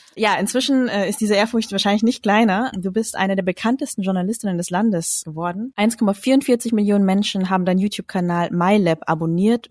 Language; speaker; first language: German; early bilingual, other home language; Vietnamese